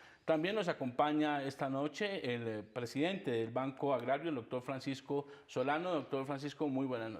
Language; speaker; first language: Spanish; native; Spanish